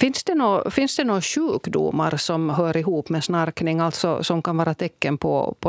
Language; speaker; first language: Swedish; native; Swedish